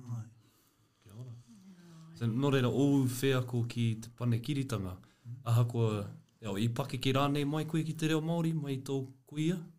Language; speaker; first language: Māori; non-native, local second language; English